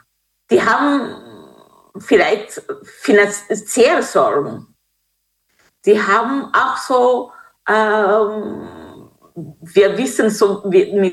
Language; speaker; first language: German; non-native, fluent; Kinyarwanda